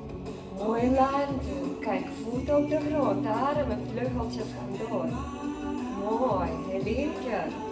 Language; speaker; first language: Dutch; non-native, learner; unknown